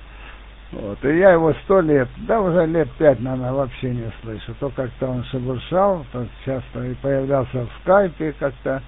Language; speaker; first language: Russian; native; Russian